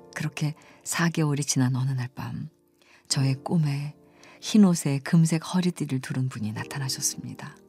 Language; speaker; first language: Korean; non-native, fluent; Persian